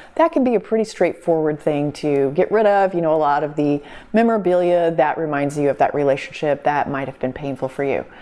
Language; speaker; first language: English; native; English